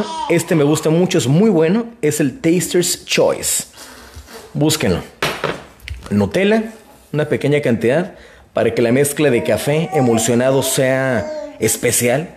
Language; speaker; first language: Spanish; native; Spanish